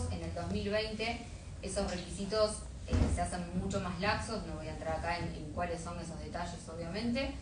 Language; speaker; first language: Spanish; native; Spanish